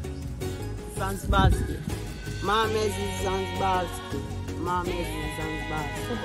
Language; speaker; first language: Polish; non-native, learner; Swahili